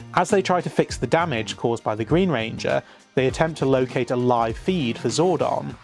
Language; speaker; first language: English; native; English